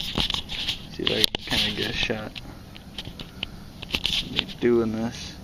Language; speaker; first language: English; native; English